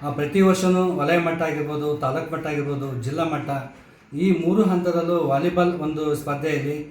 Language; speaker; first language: Kannada; native; Kannada